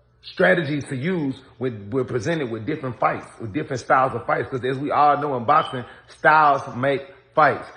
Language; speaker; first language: English; native; English